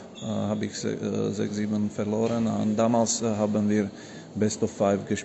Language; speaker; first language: German; non-native, fluent; Slovak